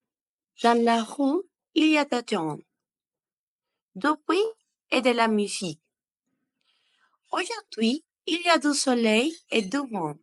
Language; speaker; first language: French; non-native, learner; Spanish